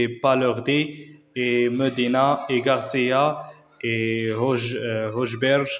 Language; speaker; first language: French; non-native, learner; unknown